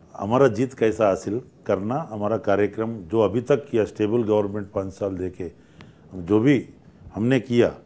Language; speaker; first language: Hindi; non-native, local second language; Telugu